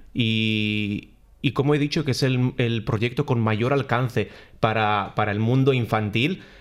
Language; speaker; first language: Spanish; non-native, fluent; Romanian